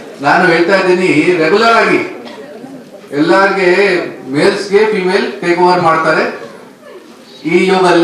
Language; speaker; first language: Kannada; non-native, local second language; Hindi